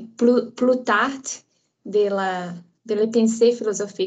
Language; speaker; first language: French; non-native, learner; Portuguese